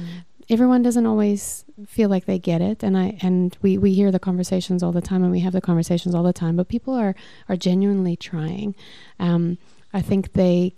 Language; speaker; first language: English; non-native, local second language; Afrikaans